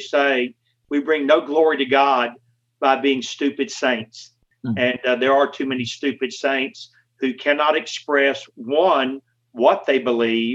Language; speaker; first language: English; native; English